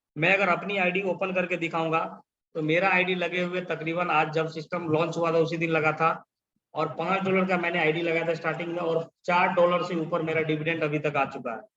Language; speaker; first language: Hindi; native; Hindi